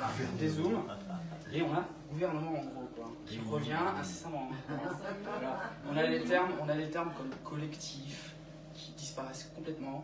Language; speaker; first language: French; native; French